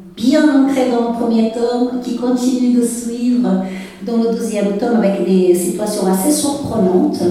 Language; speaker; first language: French; non-native, fluent; Portuguese